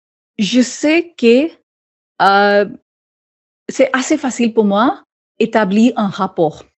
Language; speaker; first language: French; non-native, fluent; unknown